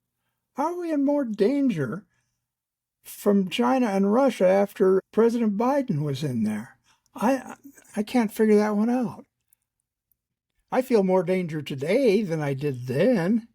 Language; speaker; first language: English; native; English